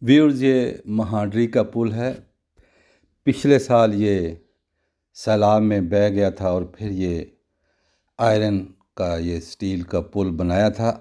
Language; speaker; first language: Urdu; non-native, local second language; Punjabi